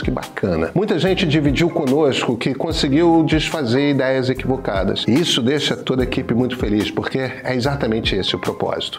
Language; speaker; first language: Portuguese; native; Portuguese